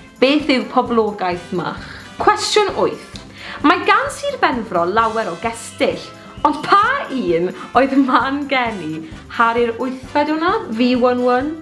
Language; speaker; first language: Welsh; native; Welsh